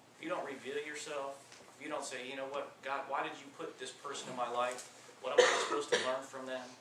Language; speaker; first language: English; native; English